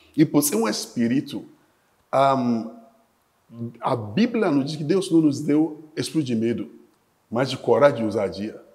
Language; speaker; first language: Portuguese; non-native, fluent; Yoruba